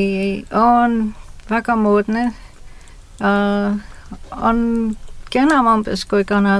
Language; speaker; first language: Estonian; early bilingual, heritage; Estonian